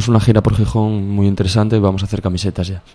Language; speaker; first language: Spanish; native; Spanish